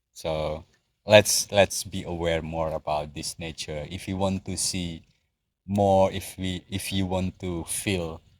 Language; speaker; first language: English; non-native, learner; Indonesian